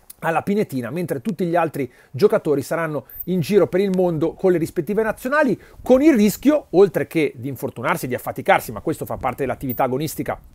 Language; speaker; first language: Italian; native; Italian